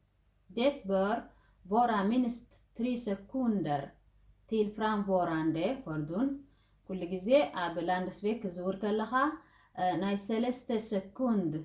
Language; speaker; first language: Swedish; non-native, fluent; Tigrinya